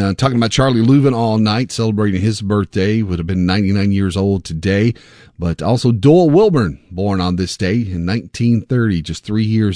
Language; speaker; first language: English; native; English